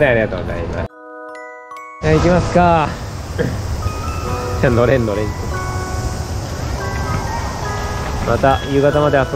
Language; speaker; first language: Japanese; native; Japanese